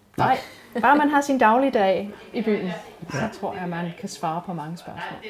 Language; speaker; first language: Danish; non-native, fluent; English